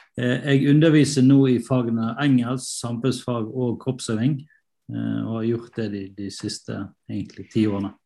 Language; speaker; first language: Norwegian; native; Norwegian